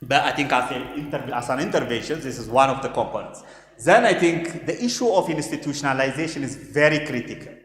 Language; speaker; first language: English; non-native, local second language; Amharic